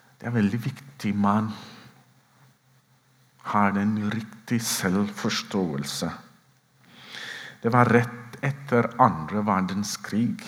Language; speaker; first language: Norwegian; non-native, fluent; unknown